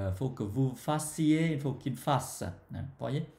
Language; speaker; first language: French; non-native, fluent; Vietnamese